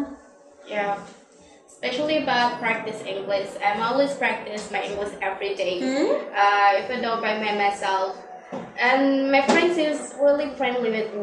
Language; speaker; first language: English; non-native, learner; Indonesian